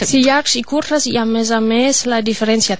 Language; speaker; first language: Catalan; non-native, fluent; German